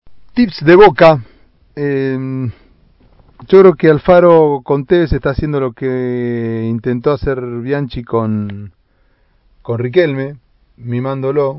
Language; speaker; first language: Spanish; native; Spanish